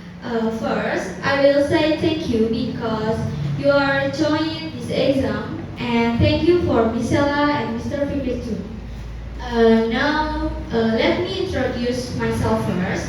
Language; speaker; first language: English; non-native, learner; Indonesian